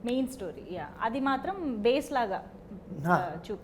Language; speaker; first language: Telugu; native; Telugu